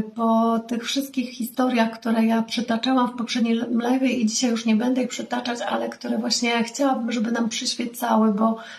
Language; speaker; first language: Polish; native; Polish